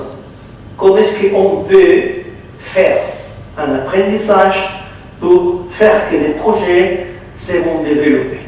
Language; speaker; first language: French; non-native, fluent; Catalan